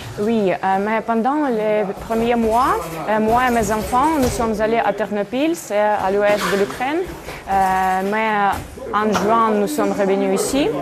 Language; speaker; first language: French; non-native, fluent; Ukrainian